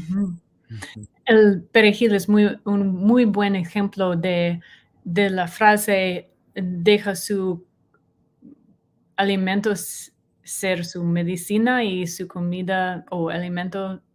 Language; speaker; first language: Spanish; non-native, learner; English